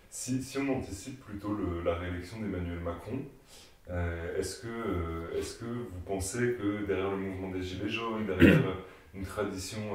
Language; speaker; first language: French; native; French